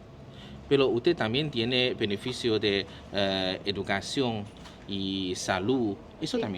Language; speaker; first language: Spanish; non-native, learner; Chinese